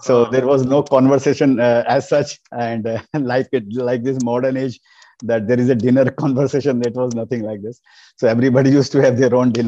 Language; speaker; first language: English; non-native, local second language; Hindi